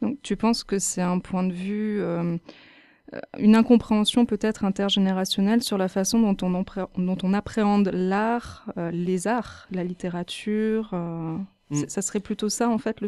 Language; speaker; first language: French; native; French